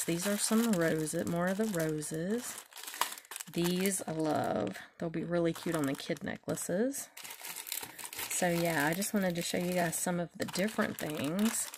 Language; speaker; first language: English; native; English